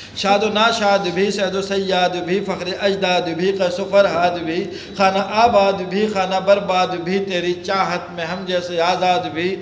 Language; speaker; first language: Urdu; native; Urdu